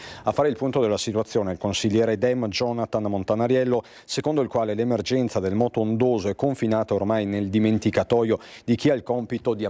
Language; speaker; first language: Italian; native; Italian